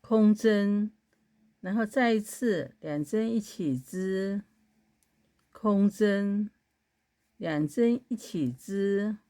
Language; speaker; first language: Chinese; native; Chinese